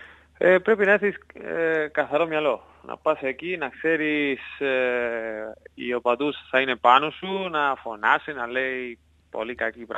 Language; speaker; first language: Greek; non-native, learner; Spanish